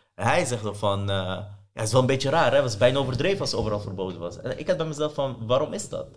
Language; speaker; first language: Dutch; early bilingual, other home language; Persian